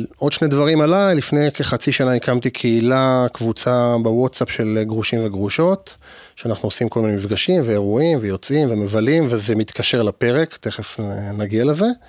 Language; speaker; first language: Hebrew; native; Hebrew